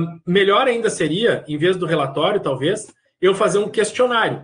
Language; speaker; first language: Portuguese; native; Portuguese